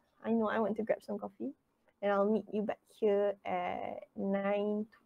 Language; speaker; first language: English; non-native, local second language; Malay